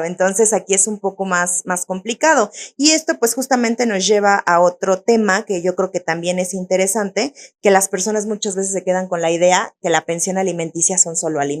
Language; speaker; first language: Spanish; native; Spanish